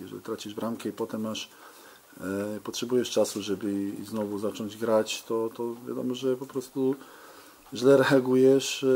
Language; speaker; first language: Polish; non-native, fluent; Serbian